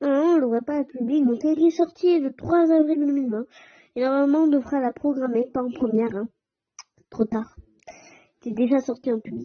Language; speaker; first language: French; native; French